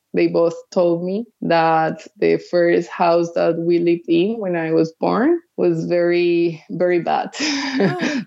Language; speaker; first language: English; early bilingual, other home language; Spanish